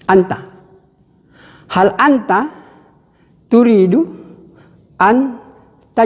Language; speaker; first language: Arabic; non-native, fluent; Indonesian